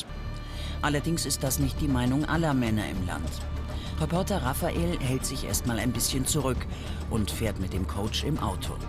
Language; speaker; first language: German; native; German